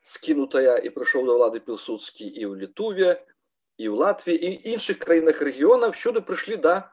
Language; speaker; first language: Belarusian; native; Belarusian